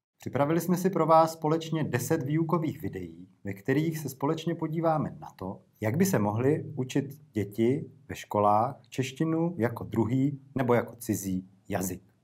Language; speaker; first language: Czech; native; Czech